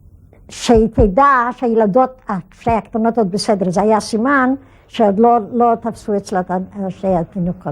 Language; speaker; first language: Hebrew; non-native, fluent; Polish